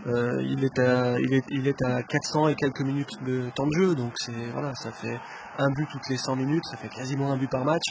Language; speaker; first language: French; native; French